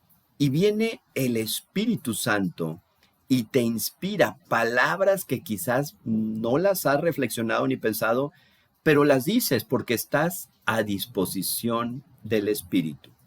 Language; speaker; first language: Spanish; native; Spanish